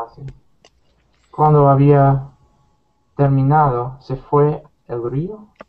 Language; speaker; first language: Spanish; non-native, learner; English